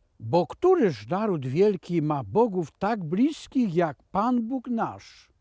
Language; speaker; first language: Polish; native; Polish